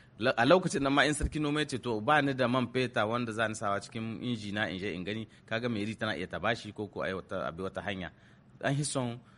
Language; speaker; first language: Hausa; native; Hausa